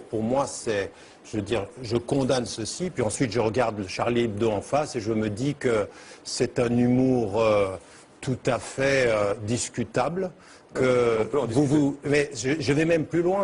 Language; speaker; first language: French; early bilingual, heritage; French